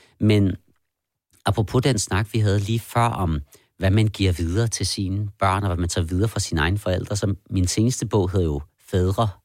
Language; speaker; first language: Danish; early bilingual, other home language; Persian